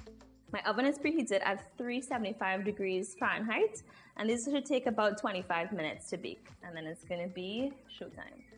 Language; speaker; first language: English; native; English